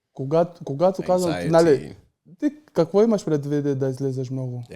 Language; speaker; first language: Bulgarian; non-native, fluent; Portuguese